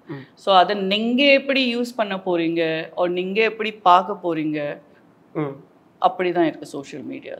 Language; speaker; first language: Tamil; non-native, learner; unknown